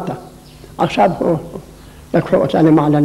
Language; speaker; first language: Hebrew; non-native, local second language; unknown